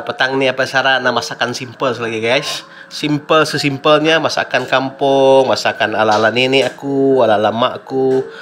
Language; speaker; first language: Malay; non-native, local second language; Iban